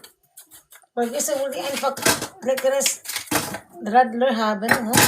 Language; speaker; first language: German; non-native, learner; Cebuano